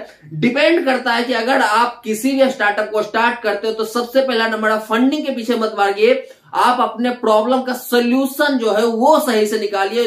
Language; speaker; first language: Hindi; native; Hindi